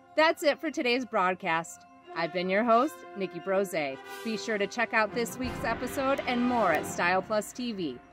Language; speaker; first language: English; native; English